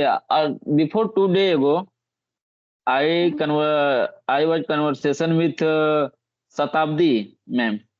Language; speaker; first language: English; non-native, learner; Hindi